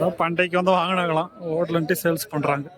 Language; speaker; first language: Tamil; native; Tamil